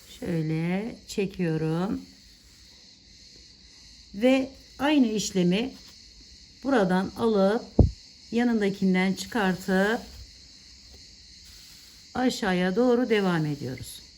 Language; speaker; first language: Turkish; native; Turkish